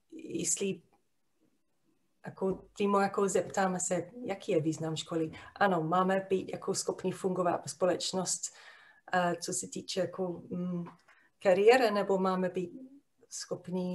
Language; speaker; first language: Czech; non-native, fluent; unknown